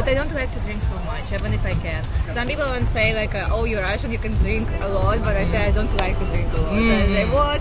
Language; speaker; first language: English; non-native, learner; Russian